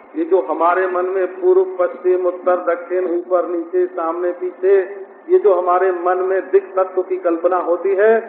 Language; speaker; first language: Hindi; native; Hindi